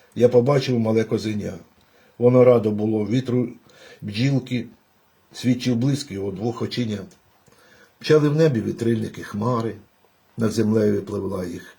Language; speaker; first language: Ukrainian; native; Ukrainian